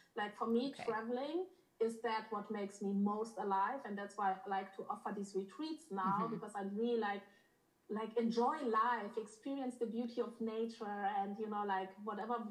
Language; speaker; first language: English; early bilingual, other home language; Polish